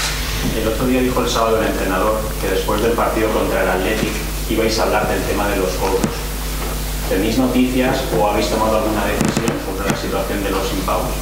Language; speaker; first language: Spanish; native; Spanish